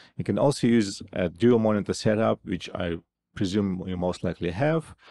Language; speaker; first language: English; non-native, fluent; Russian